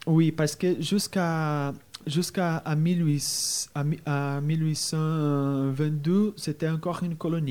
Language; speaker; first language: French; non-native, fluent; Portuguese